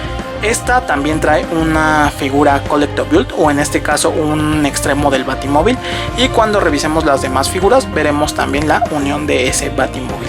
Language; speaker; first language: Spanish; native; Spanish